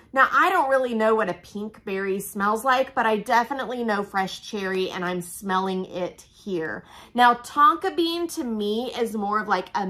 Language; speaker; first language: English; native; English